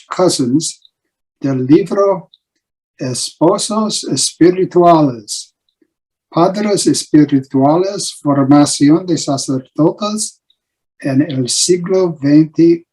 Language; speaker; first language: Spanish; non-native, learner; English